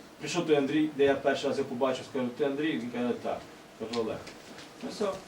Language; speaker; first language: Ukrainian; native; Ukrainian